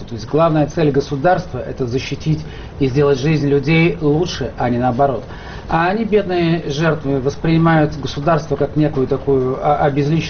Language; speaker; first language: Russian; native; Russian